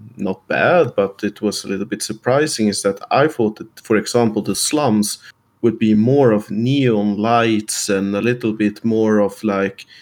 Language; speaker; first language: English; non-native, fluent; Swedish